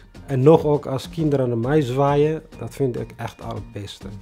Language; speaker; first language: Dutch; non-native, fluent; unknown